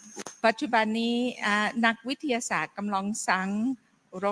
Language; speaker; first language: Thai; non-native, fluent; English